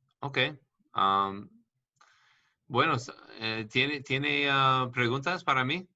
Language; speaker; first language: Spanish; non-native, learner; English